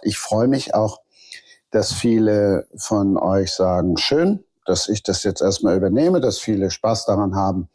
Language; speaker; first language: German; native; German